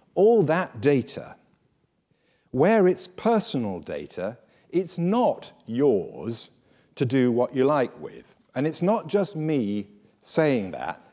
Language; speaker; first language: English; native; English